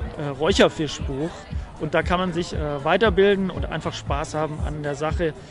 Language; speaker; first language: German; native; German